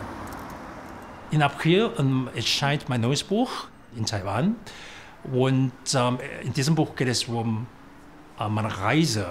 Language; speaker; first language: German; non-native, fluent; Chinese